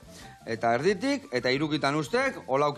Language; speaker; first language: Basque; native; Basque